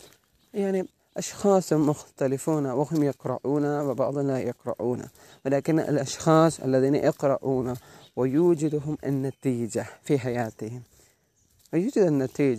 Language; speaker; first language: Arabic; non-native, learner; Malay